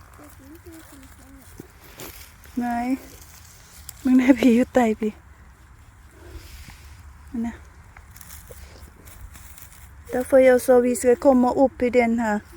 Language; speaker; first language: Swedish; non-native, learner; Thai